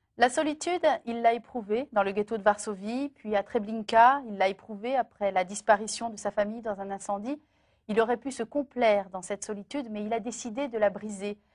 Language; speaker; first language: French; native; French